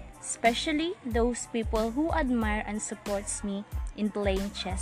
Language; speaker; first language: English; non-native, local second language; Cebuano